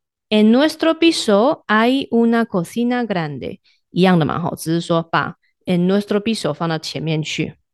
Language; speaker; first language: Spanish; non-native, fluent; Chinese